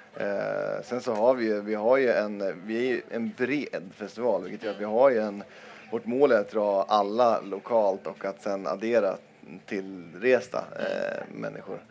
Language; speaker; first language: Swedish; native; Swedish